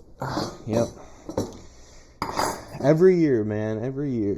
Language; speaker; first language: English; native; English